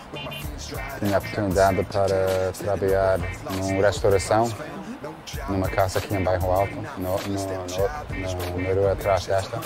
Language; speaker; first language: Portuguese; non-native, fluent; English